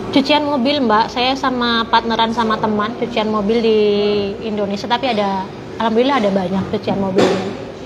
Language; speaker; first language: Indonesian; non-native, local second language; Javanese